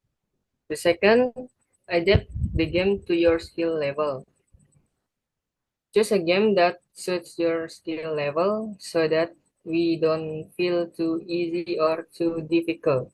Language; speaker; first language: English; non-native, learner; Indonesian